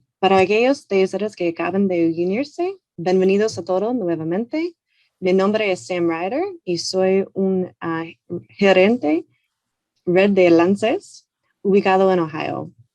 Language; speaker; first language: Spanish; non-native, fluent; English